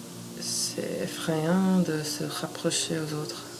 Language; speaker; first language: French; non-native, fluent; English